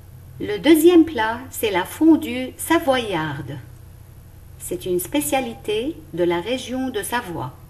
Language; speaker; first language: French; non-native, local second language; Arabic